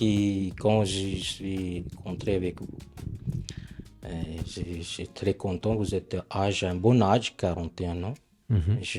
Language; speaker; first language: French; non-native, learner; Punjabi